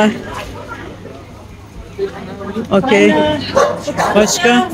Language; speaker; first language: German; non-native, learner; Turkish